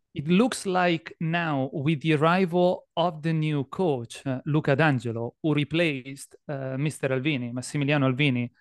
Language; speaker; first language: English; non-native, fluent; Italian